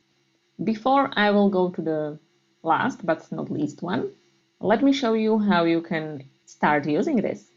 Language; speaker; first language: English; non-native, fluent; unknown